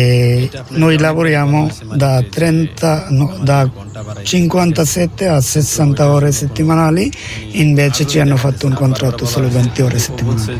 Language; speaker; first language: Italian; non-native, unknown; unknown